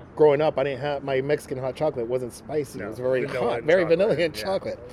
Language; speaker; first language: English; non-native, fluent; Spanish